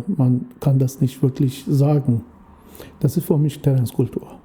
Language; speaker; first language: German; non-native, fluent; Persian